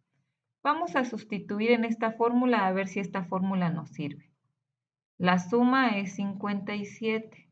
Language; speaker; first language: Spanish; native; Spanish